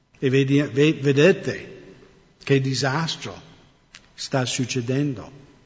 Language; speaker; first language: Italian; non-native, fluent; English